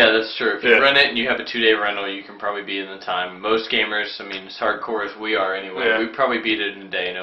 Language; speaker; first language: English; native; English